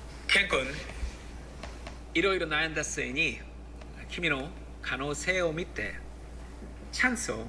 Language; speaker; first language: Japanese; non-native, fluent; Korean